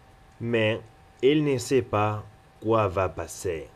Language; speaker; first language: French; non-native, learner; Spanish